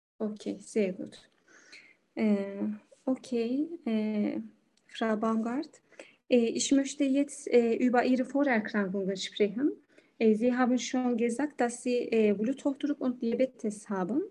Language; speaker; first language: German; non-native, learner; Turkish